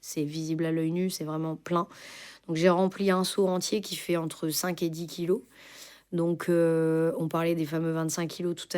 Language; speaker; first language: French; native; French